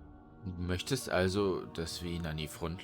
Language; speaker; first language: German; native; German